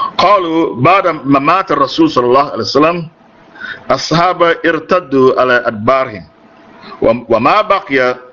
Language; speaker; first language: Arabic; non-native, fluent; English